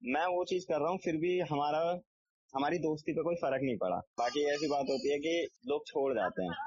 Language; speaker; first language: Hindi; native; Hindi